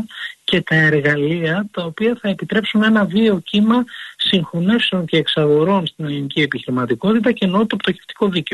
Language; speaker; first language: Greek; native; Greek